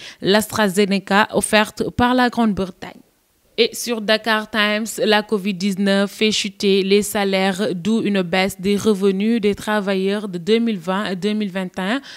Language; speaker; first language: French; non-native, local second language; Wolof